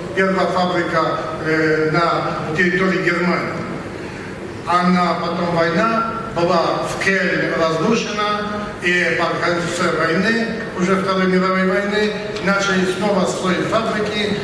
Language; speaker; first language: Russian; non-native, learner; Polish